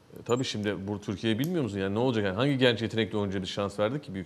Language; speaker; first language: Turkish; native; Turkish